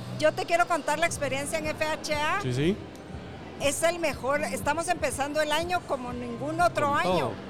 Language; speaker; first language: Spanish; native; Spanish